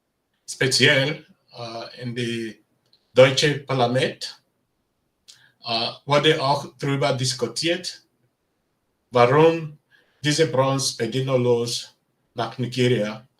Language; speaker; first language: German; non-native, learner; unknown